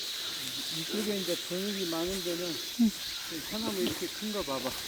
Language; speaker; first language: Korean; native; Korean